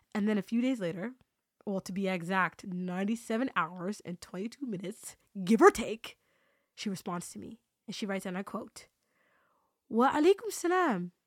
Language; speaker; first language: English; native; English